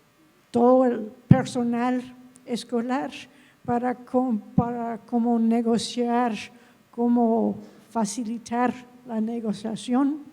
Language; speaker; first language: Spanish; non-native, fluent; English